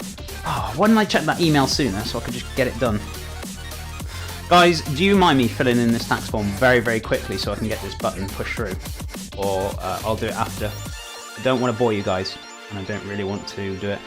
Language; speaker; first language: English; native; English